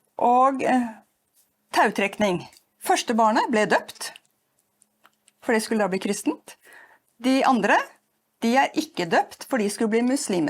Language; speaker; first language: Norwegian; native; Norwegian